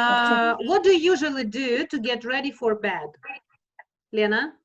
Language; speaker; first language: English; non-native, fluent; Russian